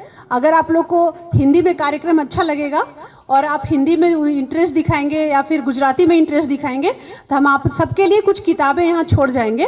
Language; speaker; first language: Hindi; native; Hindi